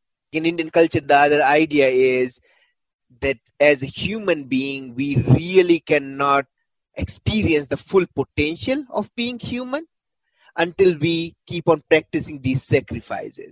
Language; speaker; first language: English; non-native, local second language; Hindi